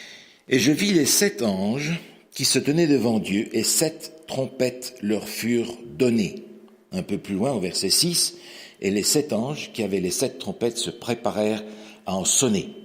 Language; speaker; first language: French; native; French